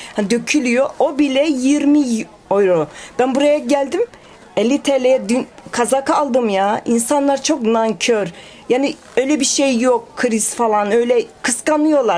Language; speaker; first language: Turkish; early bilingual, heritage; Turkish